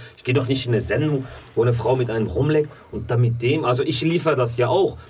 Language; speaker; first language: German; native; German